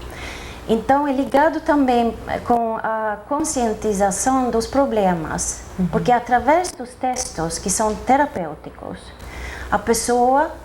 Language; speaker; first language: Portuguese; non-native, fluent; Swedish